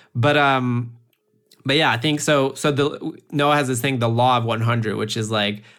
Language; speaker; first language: English; early bilingual, heritage; French